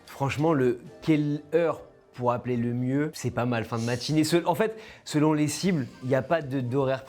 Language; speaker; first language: French; native; French